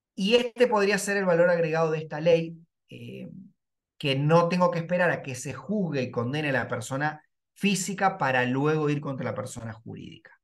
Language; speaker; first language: Spanish; native; Spanish